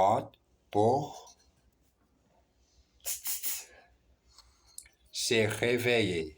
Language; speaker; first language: French; non-native, learner; Portuguese